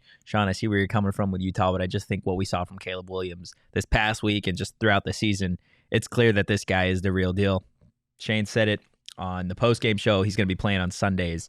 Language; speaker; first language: English; native; English